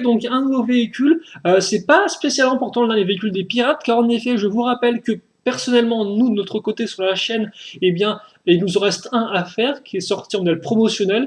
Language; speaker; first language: French; native; French